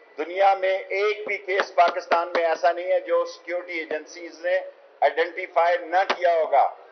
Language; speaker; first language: Urdu; non-native, local second language; Punjabi